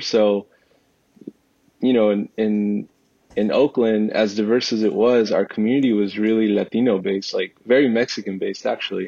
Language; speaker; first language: English; early bilingual, other home language; Spanish